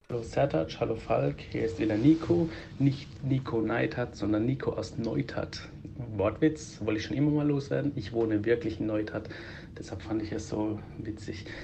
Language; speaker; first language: German; early bilingual, heritage; Greek